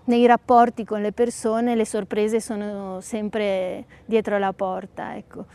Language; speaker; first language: Italian; native; Italian